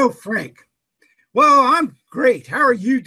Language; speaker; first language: English; native; English